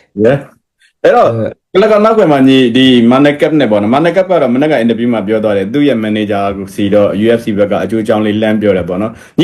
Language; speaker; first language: Burmese; native; Burmese